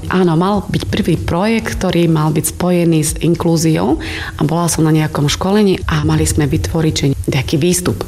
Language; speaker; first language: Slovak; non-native, local second language; Romany